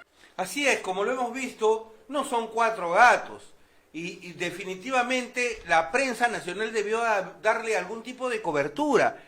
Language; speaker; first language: Spanish; native; Spanish